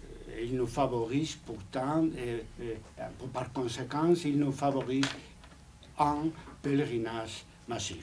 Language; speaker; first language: French; non-native, fluent; Spanish